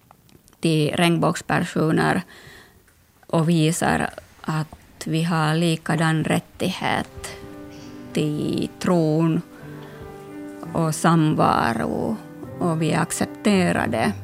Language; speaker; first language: Swedish; non-native, local second language; Finnish